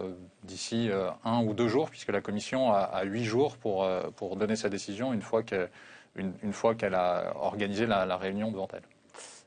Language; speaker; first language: French; native; French